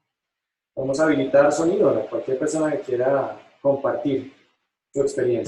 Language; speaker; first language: Spanish; native; Spanish